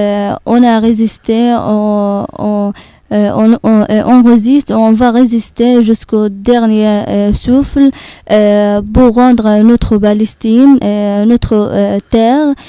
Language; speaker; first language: French; non-native, learner; Arabic